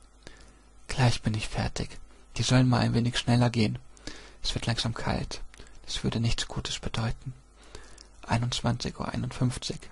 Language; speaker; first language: German; native; German